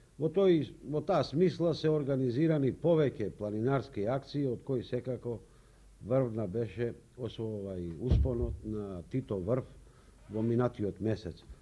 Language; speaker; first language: Macedonian; native; Macedonian